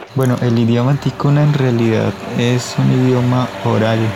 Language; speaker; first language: Spanish; non-native, local second language; Ticuna